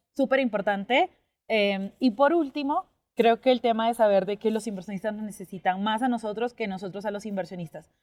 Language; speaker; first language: Spanish; native; Spanish